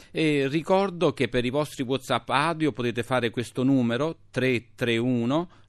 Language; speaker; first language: Italian; native; Italian